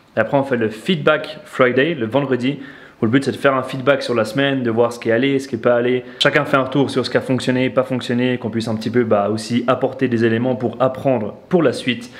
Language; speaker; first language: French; native; French